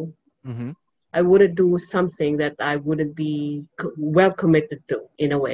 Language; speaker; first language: English; non-native, local second language; Cebuano